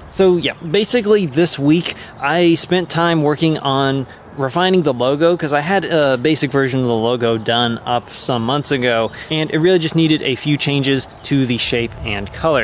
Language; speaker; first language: English; native; English